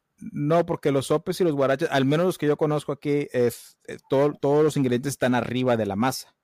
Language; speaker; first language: Spanish; early bilingual, heritage; Spanish